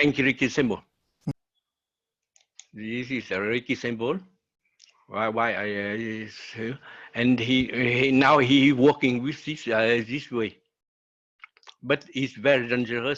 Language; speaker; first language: English; non-native, learner; Vietnamese